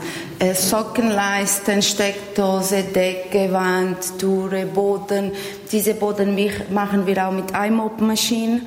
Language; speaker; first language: German; non-native, learner; Portuguese